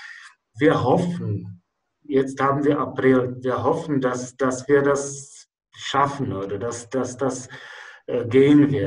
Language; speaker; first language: German; non-native, fluent; Czech